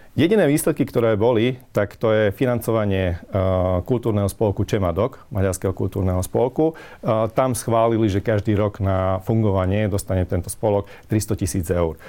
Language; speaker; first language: Slovak; non-native, local second language; Hungarian